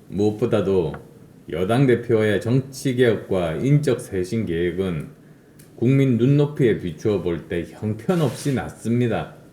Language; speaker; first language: Korean; native; Korean